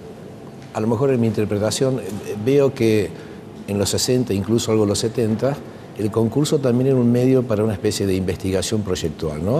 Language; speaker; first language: Spanish; native; Spanish